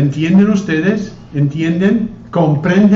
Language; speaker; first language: Spanish; non-native, fluent; English